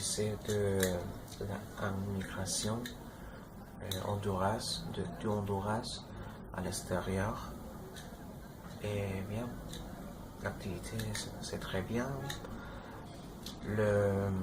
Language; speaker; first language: French; non-native, learner; Spanish